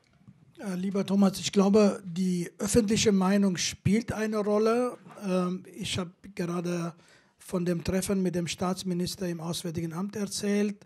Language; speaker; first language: German; non-native, fluent; Kurdish